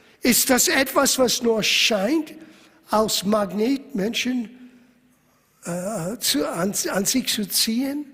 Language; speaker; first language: German; non-native, fluent; English